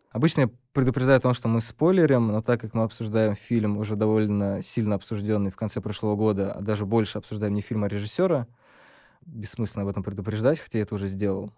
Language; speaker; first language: Russian; native; Russian